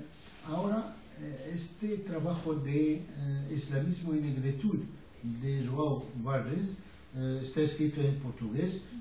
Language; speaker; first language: Spanish; non-native, fluent; Arabic